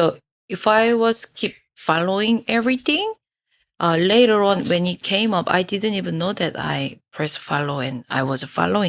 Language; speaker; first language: English; non-native, fluent; Korean